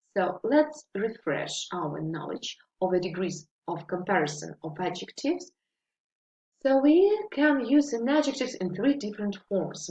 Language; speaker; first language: English; non-native, fluent; Ukrainian